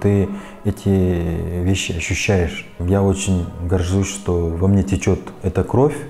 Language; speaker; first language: Russian; non-native, local second language; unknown